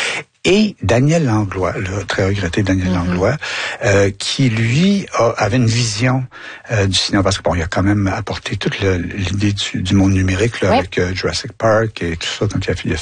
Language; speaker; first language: French; native; French